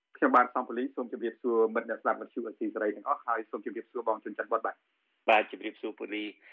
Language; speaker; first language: Khmer; native; Khmer